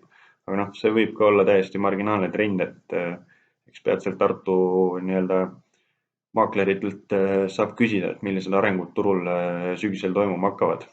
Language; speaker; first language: Estonian; native; Estonian